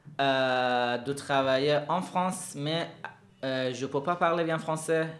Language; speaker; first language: French; non-native, learner; Persian